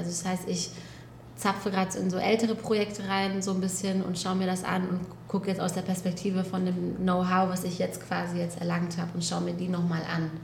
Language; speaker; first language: German; native; German